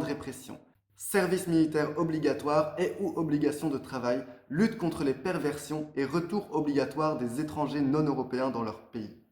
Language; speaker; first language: French; native; French